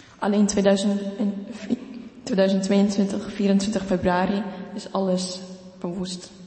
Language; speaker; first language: Dutch; non-native, fluent; Ukrainian